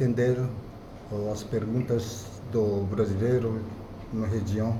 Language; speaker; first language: Portuguese; non-native, fluent; Japanese